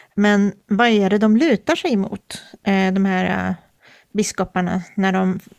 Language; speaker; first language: Swedish; native; Swedish